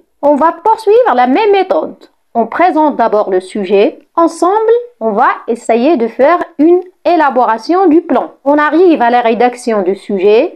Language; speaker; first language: French; non-native, local second language; Arabic